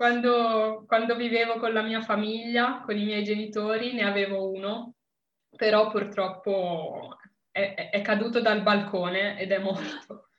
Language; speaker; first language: Italian; non-native, learner; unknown